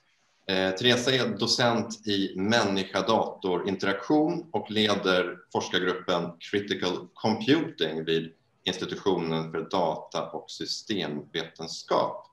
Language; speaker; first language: Swedish; native; Swedish